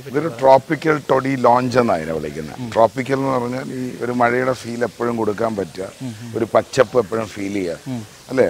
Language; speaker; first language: Malayalam; native; Malayalam